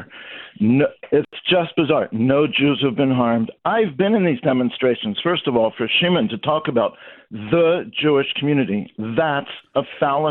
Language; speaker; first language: English; native; English